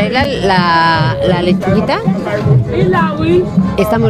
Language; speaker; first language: Spanish; native; Spanish